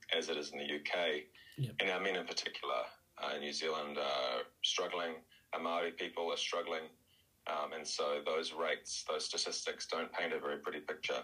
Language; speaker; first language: English; native; English